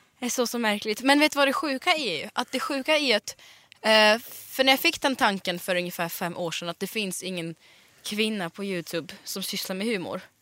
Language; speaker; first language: Swedish; early bilingual, other home language; Russian